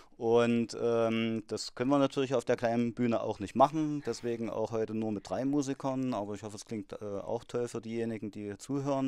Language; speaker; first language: German; native; German